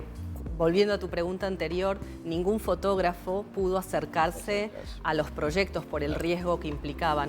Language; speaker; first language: Spanish; native; Spanish